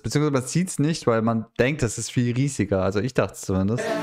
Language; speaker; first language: German; native; German